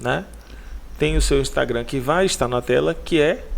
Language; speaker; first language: Portuguese; native; Portuguese